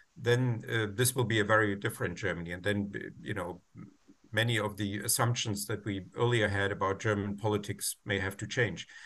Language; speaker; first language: English; non-native, fluent; German